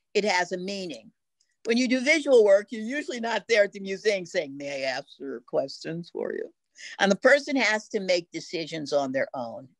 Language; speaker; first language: English; native; English